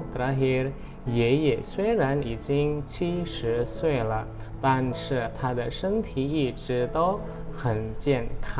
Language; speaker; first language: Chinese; non-native, fluent; Indonesian